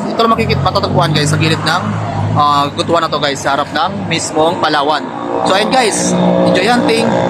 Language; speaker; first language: Filipino; native; Filipino